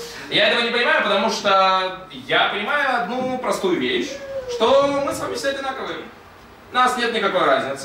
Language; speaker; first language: Russian; native; Russian